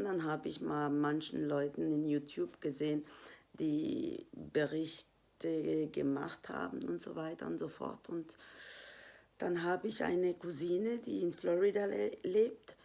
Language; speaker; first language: German; non-native, fluent; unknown